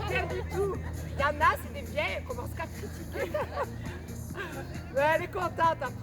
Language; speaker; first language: French; native; French